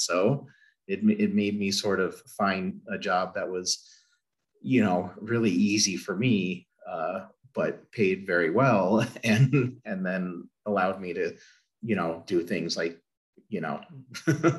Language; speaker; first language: English; native; English